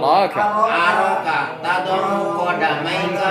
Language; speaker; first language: Arabic; non-native, learner; Indonesian